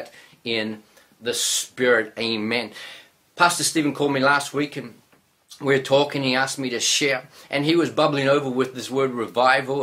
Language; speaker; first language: English; native; English